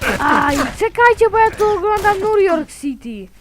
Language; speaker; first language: Polish; native; Polish